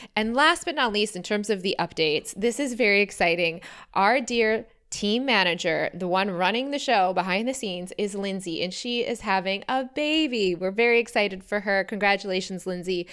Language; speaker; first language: English; native; English